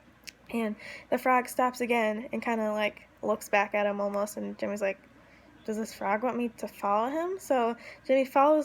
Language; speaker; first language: English; native; English